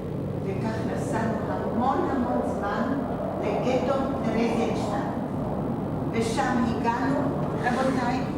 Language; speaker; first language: Hebrew; non-native, fluent; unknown